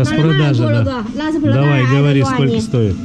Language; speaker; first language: Russian; native; Russian